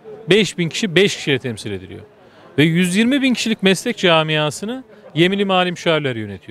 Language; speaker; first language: Turkish; native; Turkish